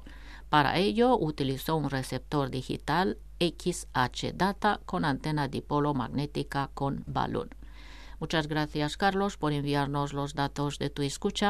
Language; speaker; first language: Spanish; non-native, fluent; Romanian